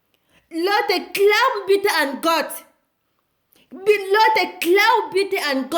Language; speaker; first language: German; non-native, learner; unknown